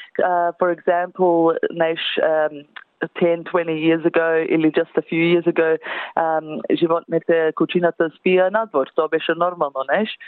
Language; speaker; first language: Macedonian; early bilingual, heritage; English